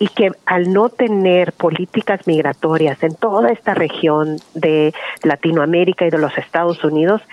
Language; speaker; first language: Spanish; early bilingual, heritage; Spanish